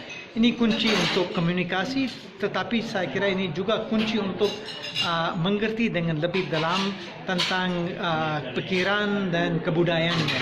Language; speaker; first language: Indonesian; non-native, fluent; English